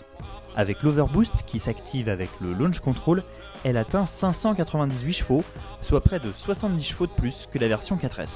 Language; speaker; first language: French; native; French